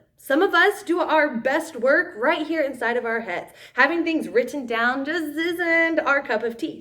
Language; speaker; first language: English; native; English